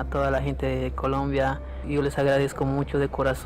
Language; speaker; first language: Portuguese; non-native, learner; Spanish